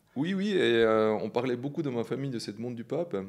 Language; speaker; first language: French; native; French